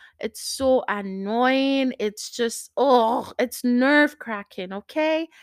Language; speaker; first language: English; non-native, local second language; Yoruba